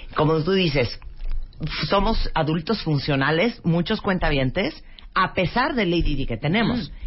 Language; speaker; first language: Spanish; early bilingual, other home language; English